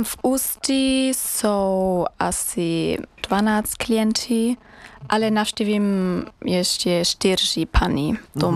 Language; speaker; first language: Czech; non-native, learner; German